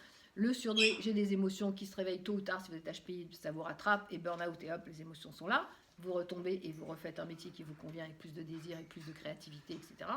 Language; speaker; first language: French; native; French